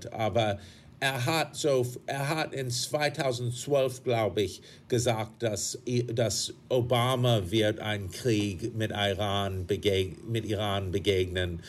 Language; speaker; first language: German; non-native, fluent; English